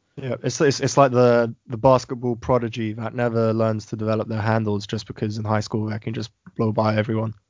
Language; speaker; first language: English; native; English